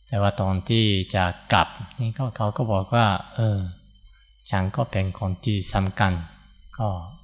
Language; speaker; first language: Thai; non-native, fluent; Japanese